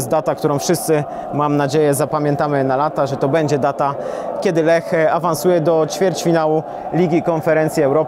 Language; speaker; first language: Polish; native; Polish